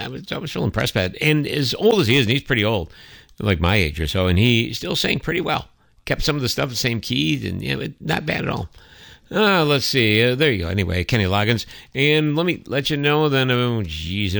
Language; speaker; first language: English; native; English